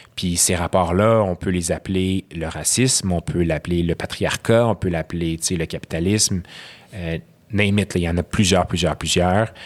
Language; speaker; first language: French; early bilingual, other home language; Arabic